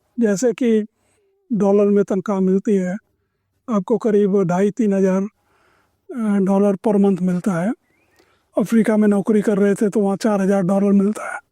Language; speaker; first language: Hindi; native; Hindi